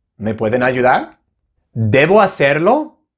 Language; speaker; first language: Spanish; non-native, fluent; English